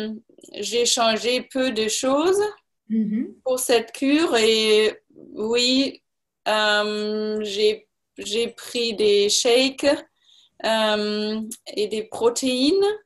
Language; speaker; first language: French; non-native, learner; German